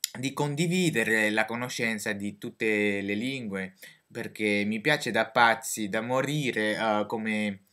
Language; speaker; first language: Italian; non-native, learner; French